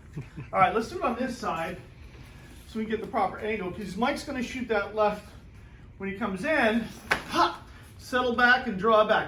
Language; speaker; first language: English; native; English